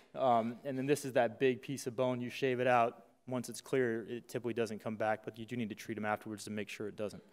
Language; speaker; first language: English; native; English